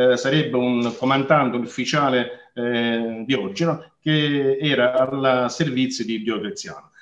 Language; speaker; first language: Italian; native; Italian